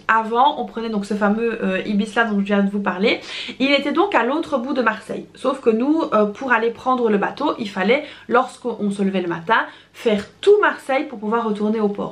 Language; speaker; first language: French; native; French